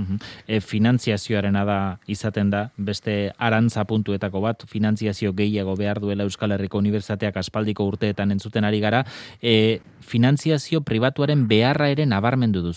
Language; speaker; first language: Basque; native; Basque